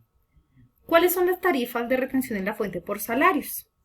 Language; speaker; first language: Spanish; native; Spanish